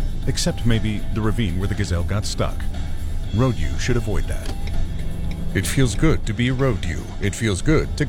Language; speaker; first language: English; native; English